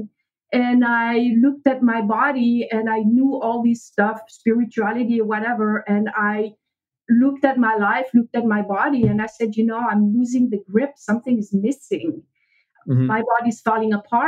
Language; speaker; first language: English; non-native, fluent; French